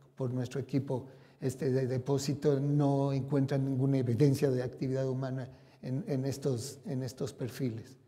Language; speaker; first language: Spanish; native; Spanish